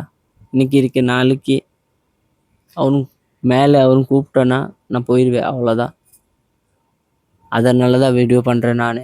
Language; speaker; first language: Tamil; non-native, learner; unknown